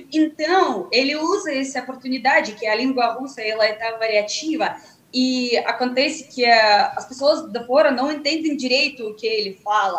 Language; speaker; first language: Portuguese; non-native, fluent; Russian